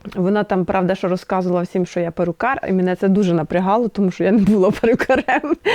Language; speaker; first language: Ukrainian; native; Ukrainian